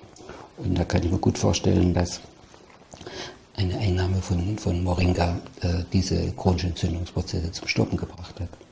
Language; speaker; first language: German; native; German